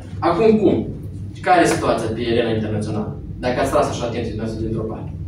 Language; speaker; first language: Romanian; non-native, local second language; Russian